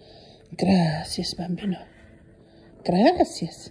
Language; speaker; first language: Spanish; non-native, learner; English